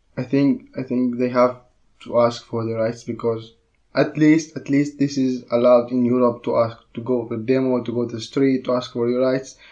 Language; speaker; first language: English; non-native, learner; Arabic